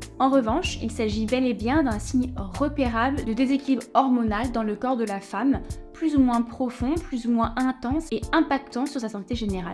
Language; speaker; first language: French; native; French